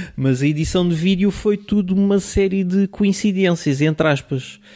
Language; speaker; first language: Portuguese; early bilingual, other home language; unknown